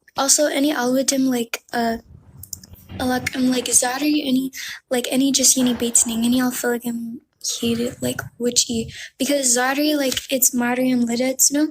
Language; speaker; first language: English; early bilingual, heritage; Amharic